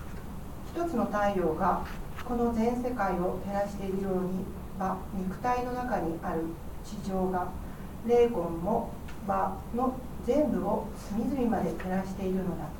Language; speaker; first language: Japanese; native; Japanese